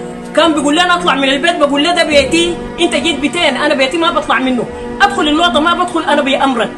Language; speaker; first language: Arabic; native; Arabic